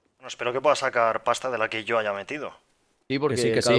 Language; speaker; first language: Spanish; native; Spanish